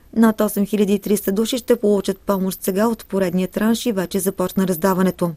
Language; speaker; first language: Bulgarian; native; Bulgarian